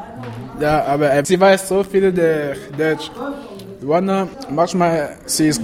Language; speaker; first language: German; non-native, learner; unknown